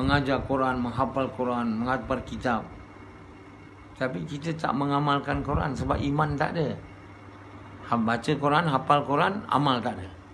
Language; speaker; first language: Malay; native; Malay